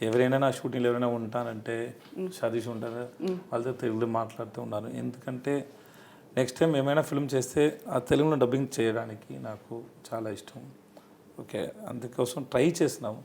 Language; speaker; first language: Telugu; non-native, learner; Tamil